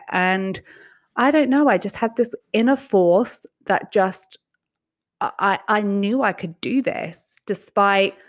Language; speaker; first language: English; native; English